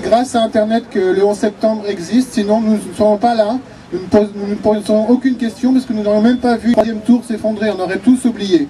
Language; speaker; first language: French; native; French